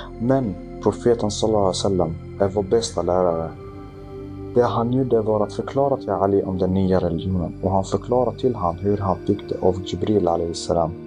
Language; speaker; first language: Swedish; early bilingual, other home language; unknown